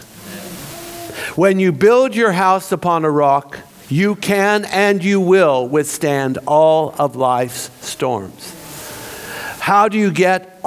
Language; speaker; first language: English; native; English